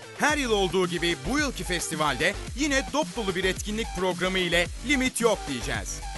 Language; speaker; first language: Turkish; native; Turkish